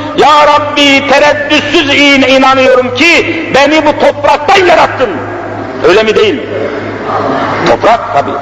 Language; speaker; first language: Turkish; native; Turkish